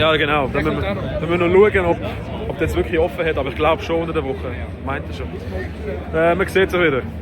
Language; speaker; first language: German; native; German